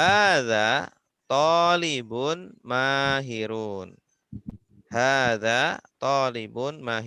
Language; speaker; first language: Arabic; non-native, fluent; Indonesian